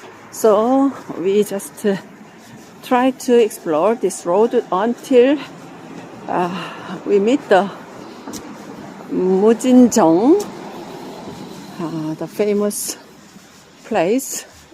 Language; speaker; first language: English; non-native, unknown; Korean